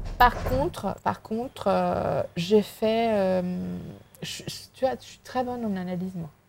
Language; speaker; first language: French; non-native, fluent; Spanish